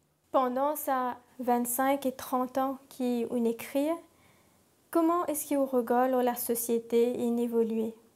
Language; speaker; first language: French; non-native, local second language; Morisyen